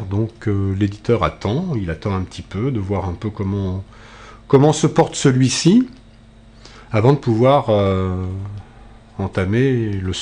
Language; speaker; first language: French; native; French